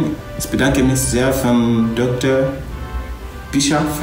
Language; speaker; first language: German; non-native, learner; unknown